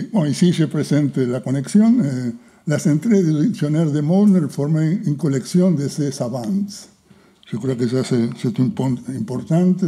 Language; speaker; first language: French; non-native, fluent; Spanish